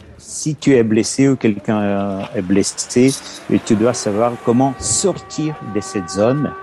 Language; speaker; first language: French; non-native, learner; Ukrainian